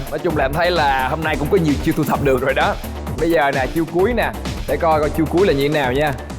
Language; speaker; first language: Vietnamese; native; Vietnamese